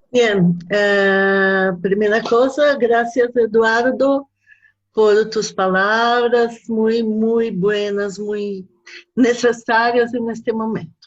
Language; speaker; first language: Spanish; non-native, fluent; Portuguese